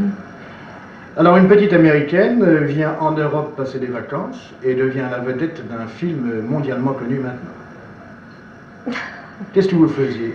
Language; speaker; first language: French; native; French